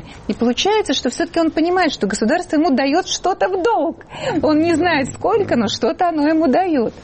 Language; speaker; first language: Russian; native; Russian